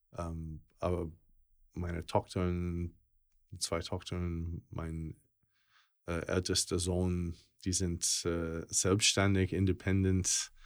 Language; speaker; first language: German; non-native, fluent; English